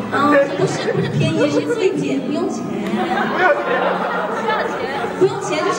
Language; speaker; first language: Chinese; non-native, fluent; Thai